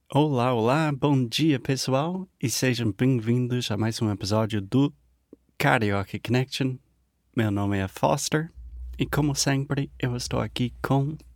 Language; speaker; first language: Portuguese; non-native, fluent; English